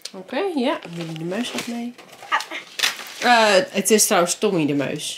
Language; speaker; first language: Dutch; native; Dutch